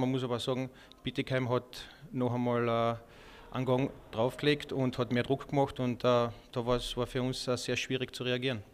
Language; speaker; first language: German; native; German